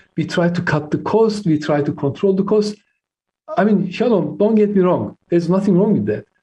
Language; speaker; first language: English; non-native, fluent; Turkish